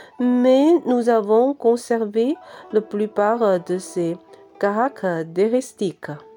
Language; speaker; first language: French; non-native, fluent; Chinese